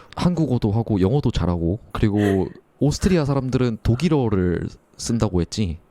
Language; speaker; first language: Korean; native; Korean